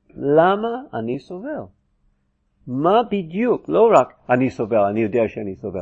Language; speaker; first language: Hebrew; non-native, fluent; English